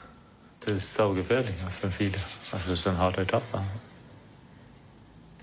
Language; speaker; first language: German; non-native, fluent; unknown